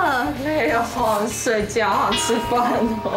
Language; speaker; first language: Chinese; native; Chinese